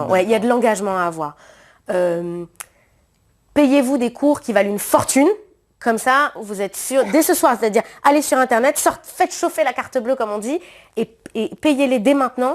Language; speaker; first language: French; native; French